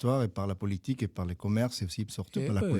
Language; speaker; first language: French; non-native, fluent; Spanish